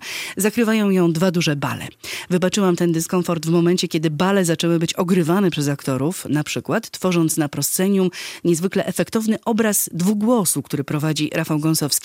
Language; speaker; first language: Polish; native; Polish